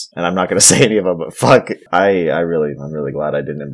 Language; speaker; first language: English; native; English